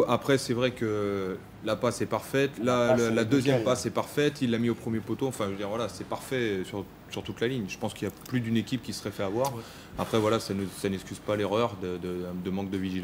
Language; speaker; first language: French; native; French